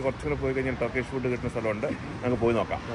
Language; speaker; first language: Malayalam; native; Malayalam